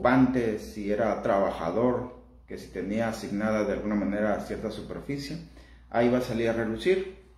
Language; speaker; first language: Spanish; native; Spanish